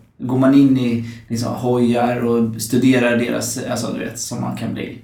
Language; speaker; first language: Swedish; native; Swedish